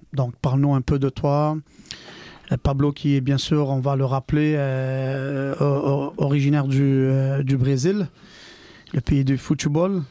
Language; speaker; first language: French; non-native, local second language; Arabic